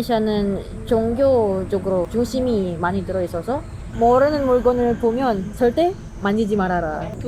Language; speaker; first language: Korean; non-native, learner; Indonesian